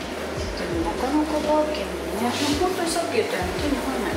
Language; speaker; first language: Japanese; native; Japanese